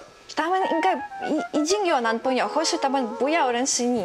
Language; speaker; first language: Chinese; non-native, fluent; Russian